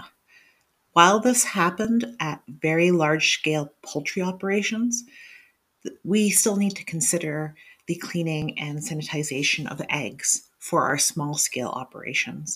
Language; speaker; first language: English; native; English